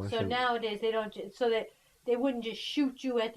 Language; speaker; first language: English; native; English